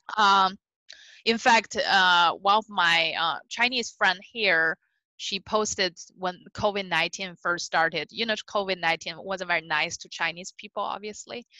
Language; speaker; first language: English; non-native, fluent; Chinese